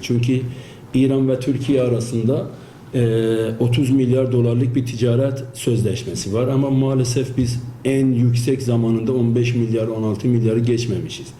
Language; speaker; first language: Turkish; non-native, fluent; Azerbaijani